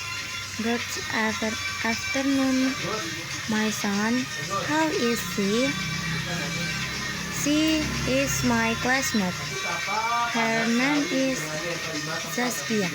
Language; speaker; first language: English; non-native, learner; Indonesian